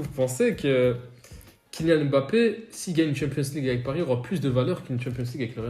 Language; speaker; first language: French; native; French